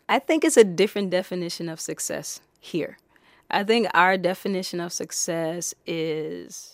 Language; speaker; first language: English; native; English